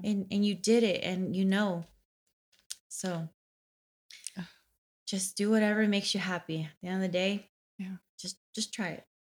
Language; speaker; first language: English; native; English